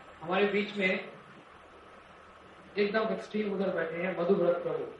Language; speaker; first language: Hindi; native; Hindi